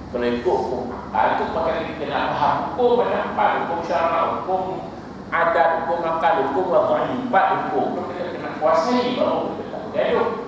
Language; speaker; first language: Malay; native; Malay